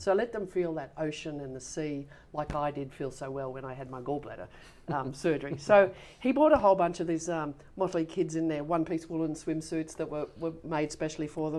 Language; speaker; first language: English; native; English